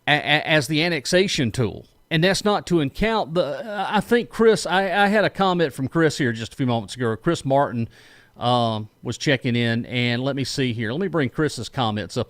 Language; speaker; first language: English; native; English